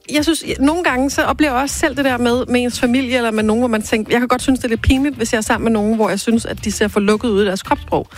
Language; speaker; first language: Danish; native; Danish